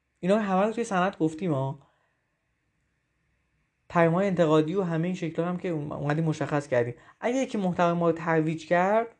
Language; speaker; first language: Persian; native; Persian